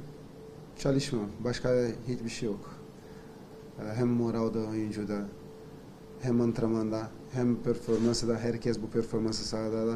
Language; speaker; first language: Turkish; non-native, learner; Portuguese